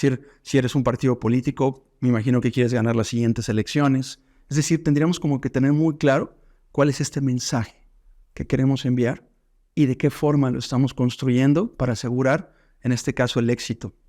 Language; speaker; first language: Spanish; native; Spanish